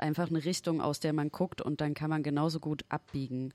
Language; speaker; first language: German; native; German